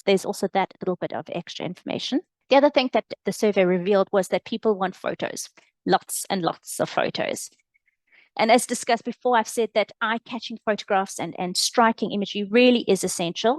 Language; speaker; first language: English; native; English